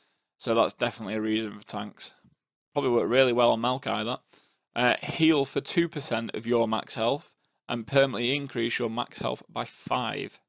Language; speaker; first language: English; native; English